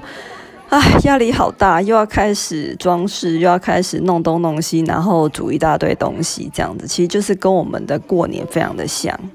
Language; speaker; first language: Chinese; native; Chinese